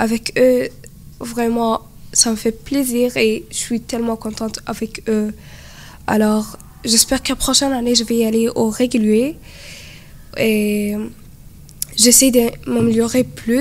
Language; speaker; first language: French; non-native, learner; Arabic